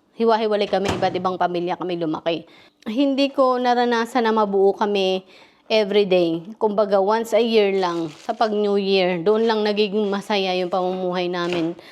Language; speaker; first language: Filipino; native; Filipino